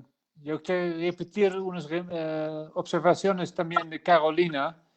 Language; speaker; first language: Spanish; non-native, learner; Dutch